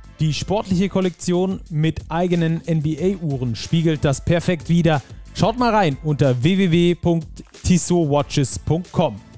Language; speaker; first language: German; native; German